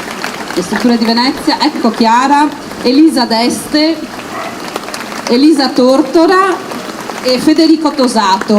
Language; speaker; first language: Italian; native; Italian